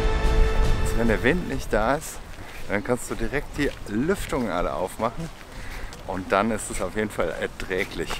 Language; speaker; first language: German; native; German